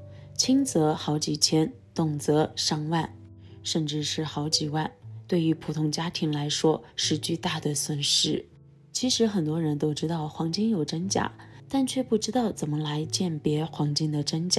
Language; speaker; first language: Chinese; native; Chinese